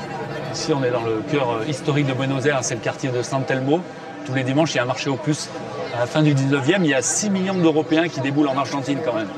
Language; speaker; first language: French; native; French